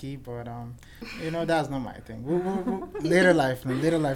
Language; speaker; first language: English; non-native, local second language; Igbo